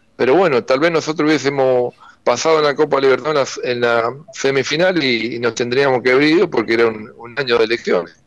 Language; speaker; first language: Spanish; native; Spanish